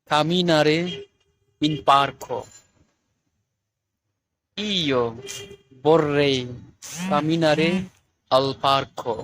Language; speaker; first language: Italian; non-native, fluent; Bangla